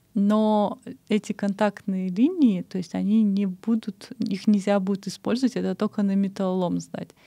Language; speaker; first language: Russian; non-native, local second language; Kyrgyz